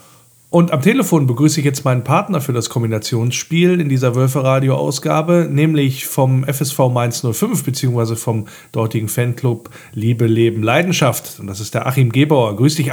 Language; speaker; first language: German; native; German